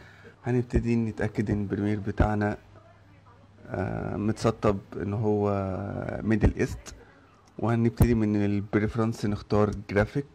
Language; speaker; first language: Arabic; native; Arabic